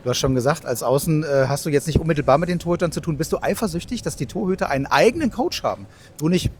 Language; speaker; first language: German; native; German